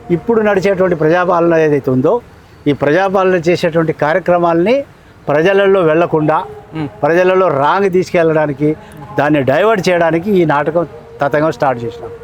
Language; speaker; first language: Telugu; non-native, local second language; Lambadi